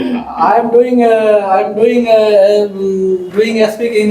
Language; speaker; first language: English; non-native, learner; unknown